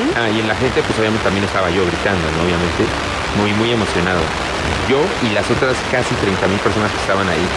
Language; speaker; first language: Spanish; native; Spanish